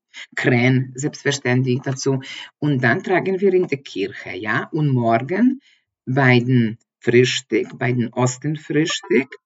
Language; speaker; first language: German; non-native, learner; Polish